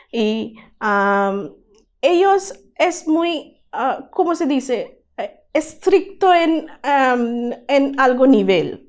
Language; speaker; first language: Spanish; non-native, learner; Bangla